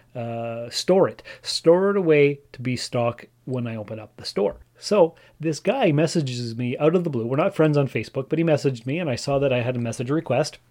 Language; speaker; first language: English; early bilingual, other home language; Dutch